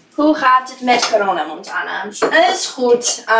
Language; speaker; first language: Dutch; early bilingual, other home language; English